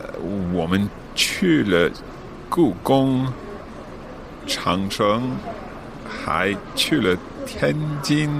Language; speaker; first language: Chinese; non-native, learner; English